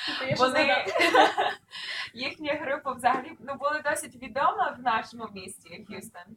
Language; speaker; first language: Ukrainian; early bilingual, other home language; English